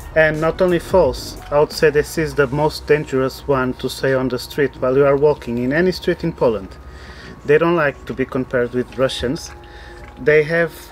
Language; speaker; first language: English; non-native, fluent; Portuguese